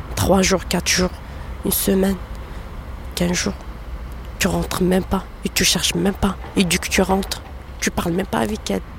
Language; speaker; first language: French; non-native, local second language; Arabic